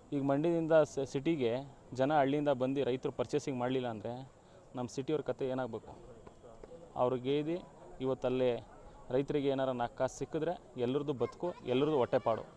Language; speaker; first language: Kannada; native; Kannada